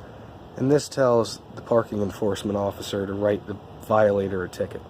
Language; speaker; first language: English; native; English